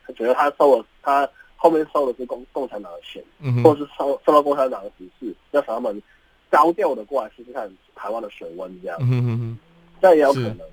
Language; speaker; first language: Chinese; non-native, fluent; Cantonese